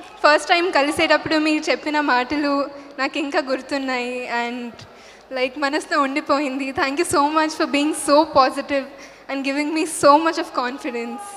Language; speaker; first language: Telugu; non-native, learner; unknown